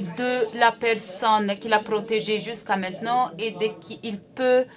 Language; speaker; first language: French; non-native, local second language; Arabic